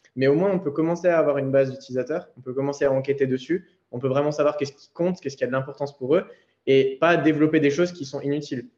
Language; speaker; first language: French; native; French